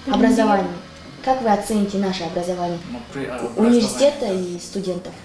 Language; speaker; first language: Russian; non-native, local second language; Kazakh